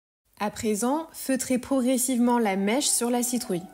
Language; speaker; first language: French; native; French